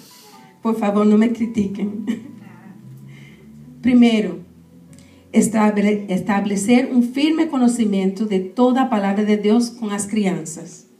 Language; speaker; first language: Portuguese; non-native, fluent; Spanish